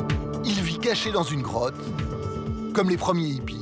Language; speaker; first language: French; native; French